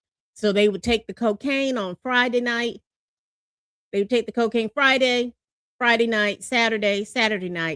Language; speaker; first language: English; native; English